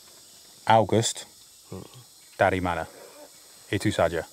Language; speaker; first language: Indonesian; non-native, learner; English